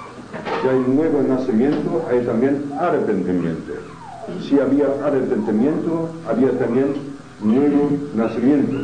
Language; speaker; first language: Spanish; non-native, fluent; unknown